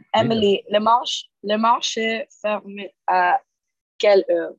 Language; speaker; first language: French; non-native, learner; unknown